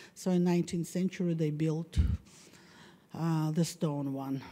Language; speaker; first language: English; non-native, fluent; Russian